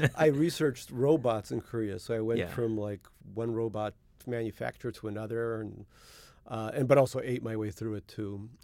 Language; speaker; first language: English; native; English